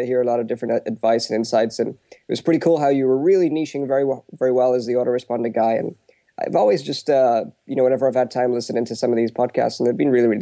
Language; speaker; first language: English; native; English